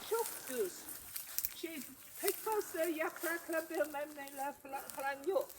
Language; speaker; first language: Turkish; non-native, learner; English